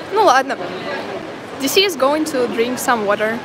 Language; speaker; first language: English; non-native, learner; Russian